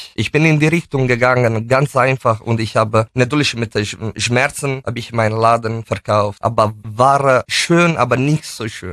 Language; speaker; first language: German; non-native, fluent; Italian